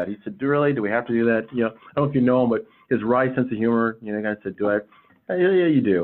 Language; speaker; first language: English; native; English